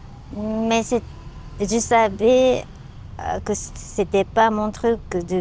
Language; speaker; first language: French; non-native, learner; Japanese